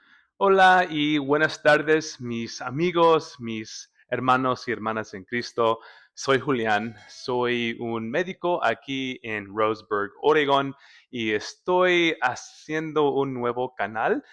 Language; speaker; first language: Spanish; early bilingual, heritage; Spanish